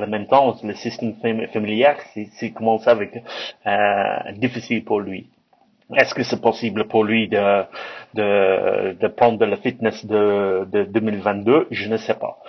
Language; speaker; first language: French; non-native, learner; English